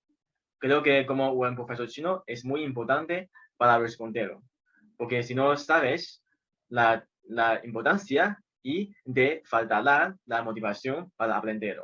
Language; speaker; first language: Spanish; non-native, fluent; Chinese